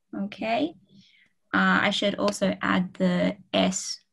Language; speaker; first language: English; native; English